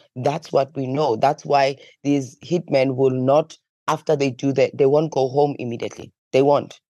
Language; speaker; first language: English; non-native, local second language; Zulu